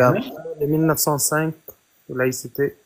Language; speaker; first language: French; non-native, learner; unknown